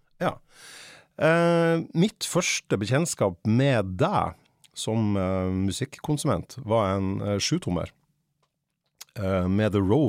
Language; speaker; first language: Norwegian; native; Norwegian